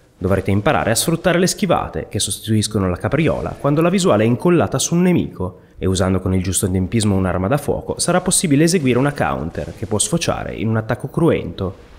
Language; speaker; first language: Italian; native; Italian